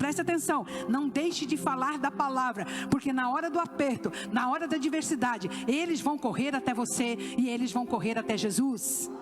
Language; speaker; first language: Portuguese; native; Portuguese